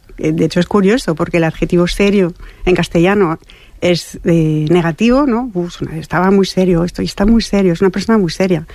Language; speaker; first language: Spanish; non-native, fluent; French